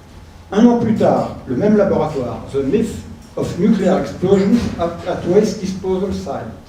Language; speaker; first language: French; native; French